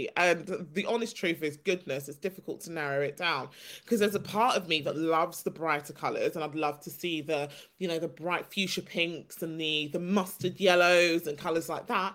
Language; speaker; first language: English; native; English